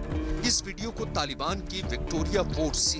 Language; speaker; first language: Hindi; native; Hindi